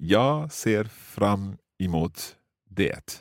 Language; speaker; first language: Swedish; non-native, learner; English